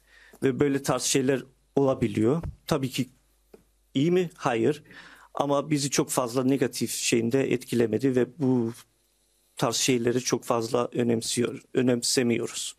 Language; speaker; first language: Turkish; early bilingual, heritage; Turkish